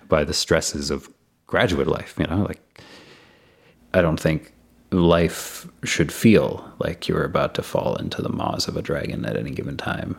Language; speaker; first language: English; non-native, local second language; Urdu